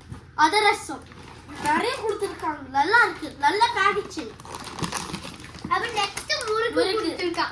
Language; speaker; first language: Tamil; early bilingual, heritage; Tamil